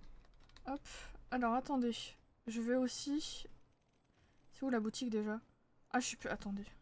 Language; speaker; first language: French; native; French